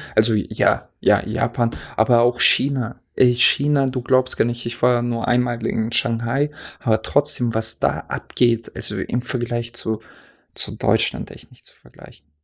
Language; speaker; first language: German; non-native, fluent; Russian